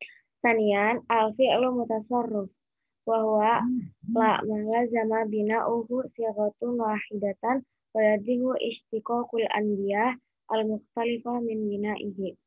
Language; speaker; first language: Arabic; non-native, learner; Indonesian